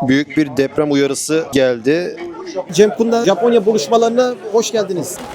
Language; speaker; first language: Turkish; native; Turkish